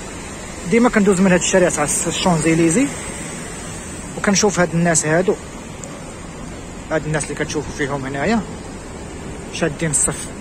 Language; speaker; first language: Arabic; native; Arabic